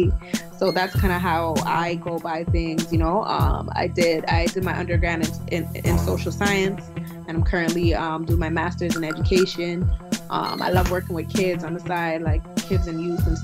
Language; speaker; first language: English; native; English